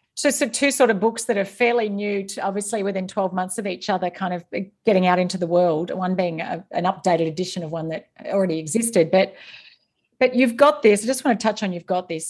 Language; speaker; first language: English; native; English